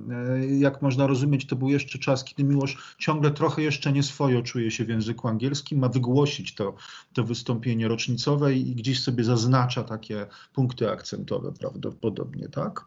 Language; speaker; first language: Polish; native; Polish